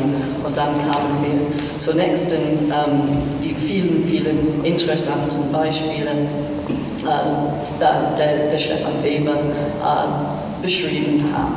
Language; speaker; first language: German; non-native, fluent; English